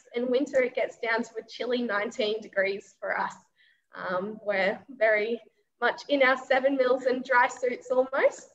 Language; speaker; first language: English; native; English